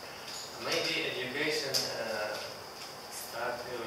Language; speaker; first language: English; non-native, learner; Russian